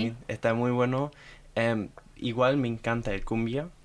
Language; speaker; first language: Spanish; non-native, fluent; German